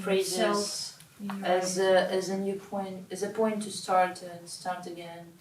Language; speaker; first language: English; non-native, learner; Russian